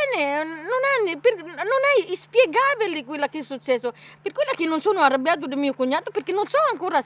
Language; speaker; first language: Italian; non-native, learner; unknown